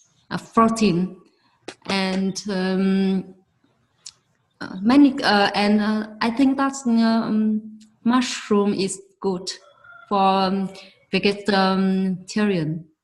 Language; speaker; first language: English; non-native, learner; Vietnamese